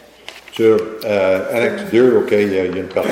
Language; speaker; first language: French; native; French